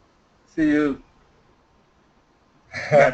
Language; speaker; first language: English; non-native, learner; Portuguese